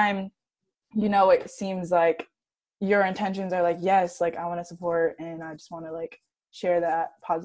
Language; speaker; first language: English; native; English